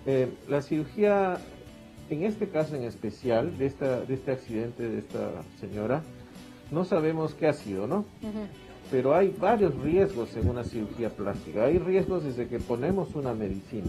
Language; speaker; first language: Spanish; native; Spanish